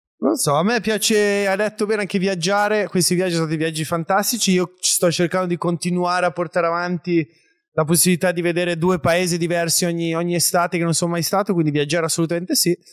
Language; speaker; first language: Italian; native; Italian